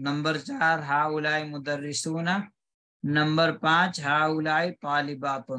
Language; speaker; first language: Arabic; non-native, fluent; Urdu